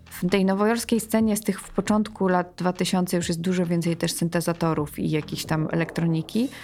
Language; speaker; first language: Polish; early bilingual, heritage; Polish